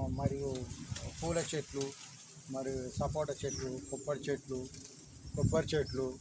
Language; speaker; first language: Telugu; native; Telugu